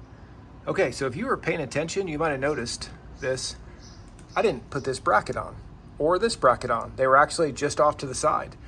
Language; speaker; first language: English; native; English